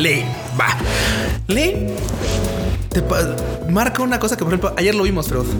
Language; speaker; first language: Spanish; native; Spanish